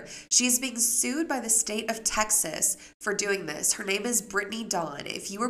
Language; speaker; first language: English; native; English